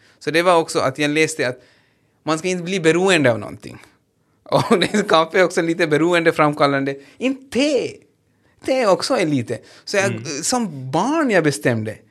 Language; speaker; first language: Swedish; non-native, fluent; Hindi